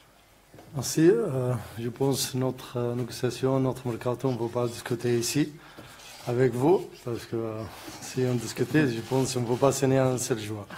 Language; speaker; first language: French; non-native, learner; Arabic